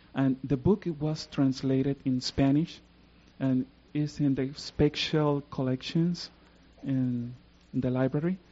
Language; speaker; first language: English; non-native, fluent; Spanish